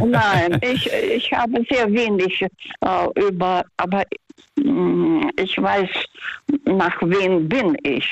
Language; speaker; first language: German; non-native, fluent; Russian